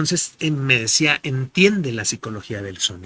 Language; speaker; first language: Spanish; native; Spanish